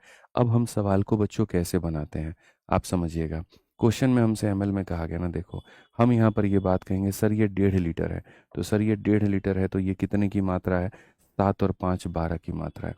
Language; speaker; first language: Hindi; native; Hindi